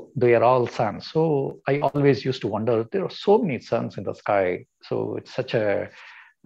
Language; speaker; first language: English; non-native, local second language; Kannada